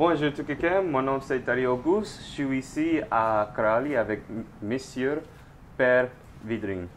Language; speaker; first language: French; non-native, learner; English